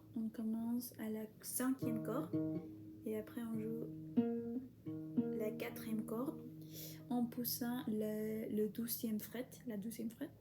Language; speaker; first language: French; non-native, fluent; Spanish